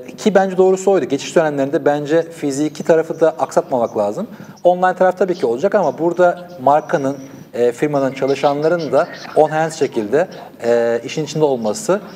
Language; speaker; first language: Turkish; native; Turkish